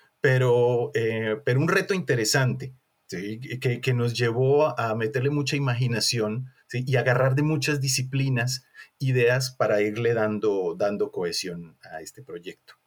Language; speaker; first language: Spanish; native; Spanish